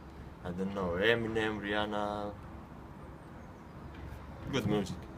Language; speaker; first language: English; non-native, learner; Romanian